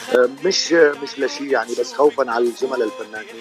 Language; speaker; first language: Arabic; native; Arabic